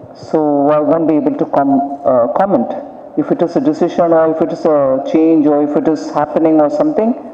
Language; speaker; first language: English; non-native, local second language; Tamil